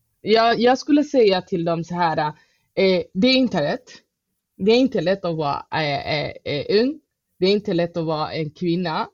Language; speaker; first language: Swedish; non-native, fluent; Somali